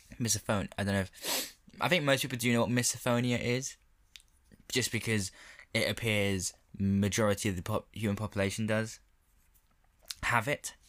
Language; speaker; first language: English; native; English